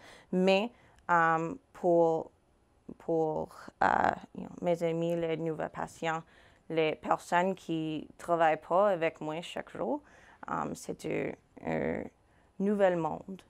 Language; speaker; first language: French; non-native, fluent; English